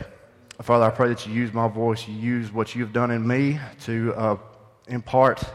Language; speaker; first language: English; native; English